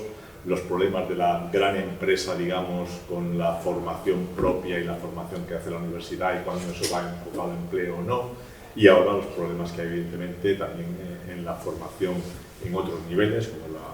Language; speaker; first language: Spanish; native; Spanish